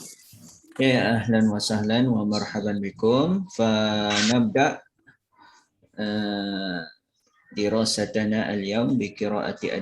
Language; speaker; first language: Arabic; non-native, fluent; Malay